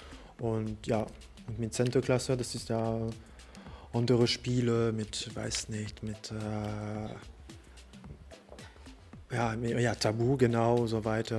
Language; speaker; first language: German; non-native, fluent; French